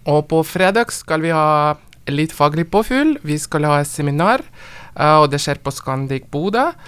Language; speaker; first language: Norwegian; non-native, fluent; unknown